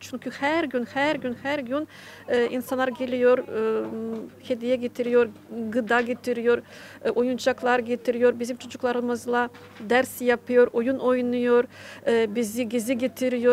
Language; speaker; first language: Turkish; non-native, fluent; Ukrainian